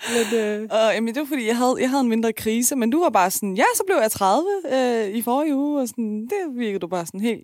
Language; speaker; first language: Danish; early bilingual, other home language; Persian